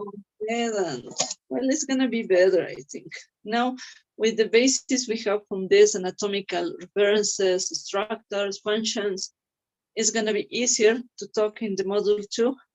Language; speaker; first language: English; non-native, fluent; Spanish